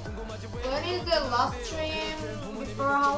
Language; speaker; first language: English; non-native, learner; Korean